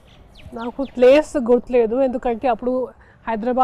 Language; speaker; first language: Telugu; non-native, fluent; Hindi